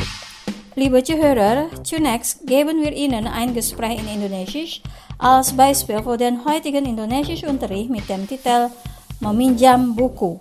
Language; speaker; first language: German; non-native, fluent; Indonesian